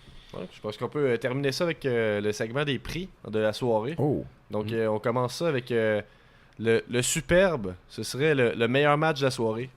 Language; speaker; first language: French; native; French